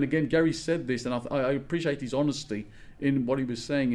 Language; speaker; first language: English; native; English